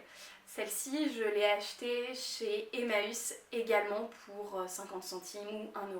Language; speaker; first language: French; native; French